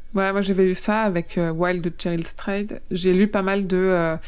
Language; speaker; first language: French; native; French